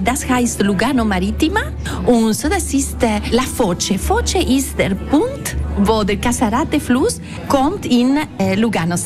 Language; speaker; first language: German; non-native, fluent; Italian